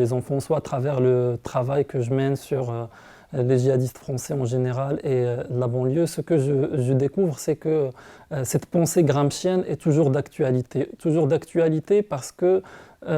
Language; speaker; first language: French; non-native, local second language; Arabic